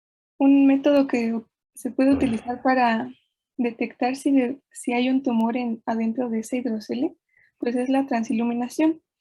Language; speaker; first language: Spanish; native; Spanish